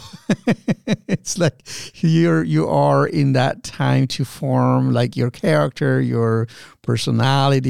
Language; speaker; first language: English; non-native, fluent; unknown